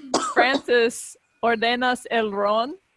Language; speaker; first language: Spanish; non-native, learner; English